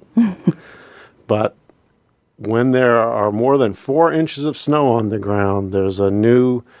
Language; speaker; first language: English; native; English